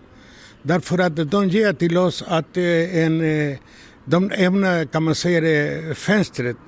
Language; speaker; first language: Swedish; non-native, learner; Spanish